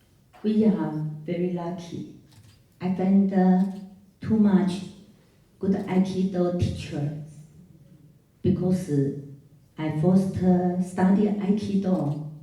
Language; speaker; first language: English; non-native, learner; Chinese